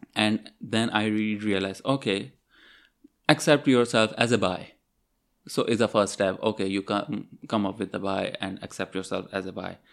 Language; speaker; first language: English; non-native, local second language; Urdu